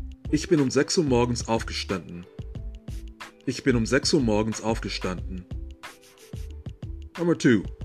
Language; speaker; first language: German; non-native, fluent; English